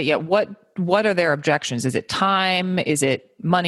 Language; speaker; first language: English; native; English